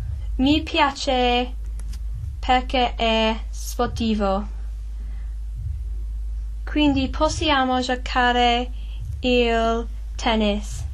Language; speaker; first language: Italian; non-native, learner; English